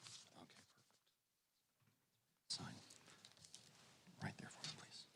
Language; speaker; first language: English; native; English